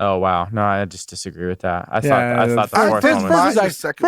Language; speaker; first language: English; native; English